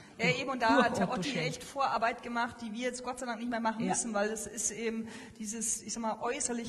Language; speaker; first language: German; native; German